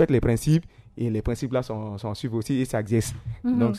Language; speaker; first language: French; non-native, local second language; Sango